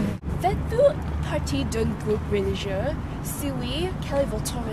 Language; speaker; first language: French; non-native, learner; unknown